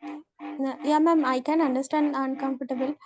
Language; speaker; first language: English; non-native, learner; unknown